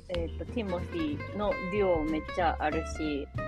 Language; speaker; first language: Japanese; early bilingual, heritage; Japanese